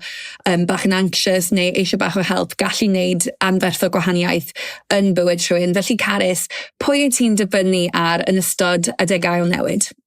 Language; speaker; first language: Welsh; native; Welsh